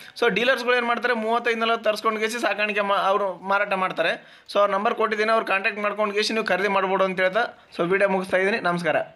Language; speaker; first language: Kannada; native; Kannada